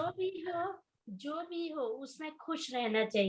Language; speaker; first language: Hindi; native; Hindi